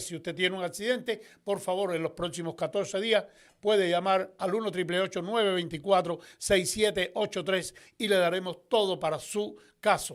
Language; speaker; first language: Spanish; native; Spanish